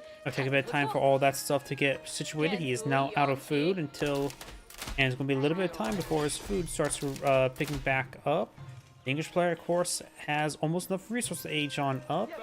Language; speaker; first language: English; native; English